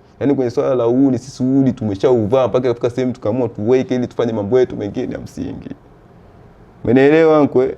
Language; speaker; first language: Swahili; native; Swahili